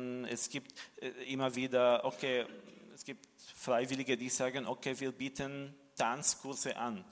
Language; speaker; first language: German; non-native, fluent; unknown